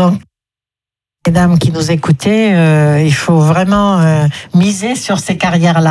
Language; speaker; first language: French; native; French